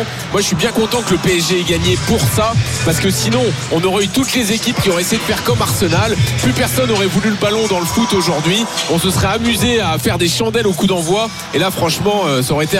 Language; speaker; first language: French; native; French